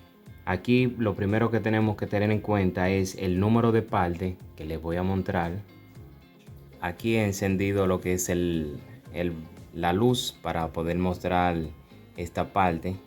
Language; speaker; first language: Spanish; native; Spanish